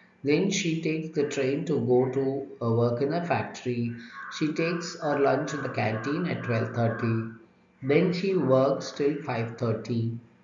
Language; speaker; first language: English; non-native, local second language; Tamil